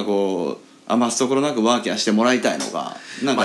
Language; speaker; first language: Japanese; native; Japanese